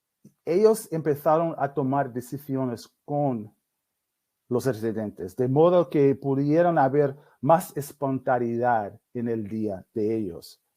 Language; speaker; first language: Spanish; non-native, fluent; English